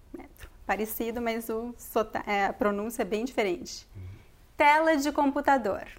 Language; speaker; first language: Portuguese; native; Portuguese